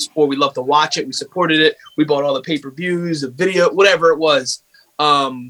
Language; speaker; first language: English; native; English